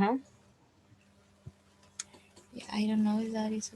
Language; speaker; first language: English; non-native, learner; Spanish